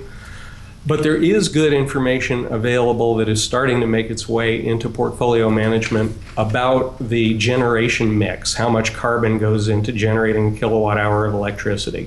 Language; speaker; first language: English; native; English